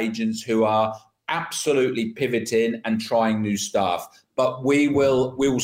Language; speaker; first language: English; native; English